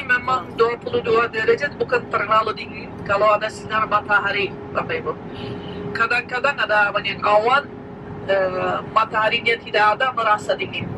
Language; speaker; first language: Indonesian; non-native, fluent; Turkish